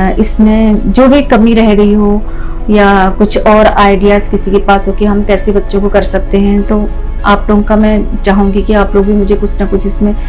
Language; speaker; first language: Hindi; native; Hindi